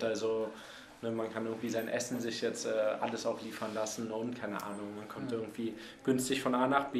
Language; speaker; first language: German; native; German